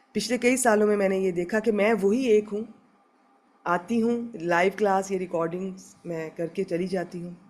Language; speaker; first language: Urdu; native; Urdu